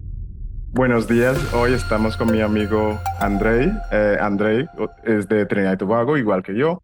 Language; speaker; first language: Spanish; non-native, fluent; English